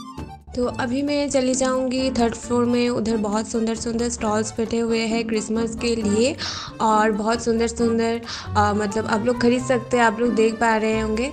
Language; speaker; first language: Hindi; non-native, local second language; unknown